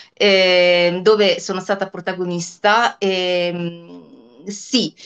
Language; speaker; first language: Italian; native; Italian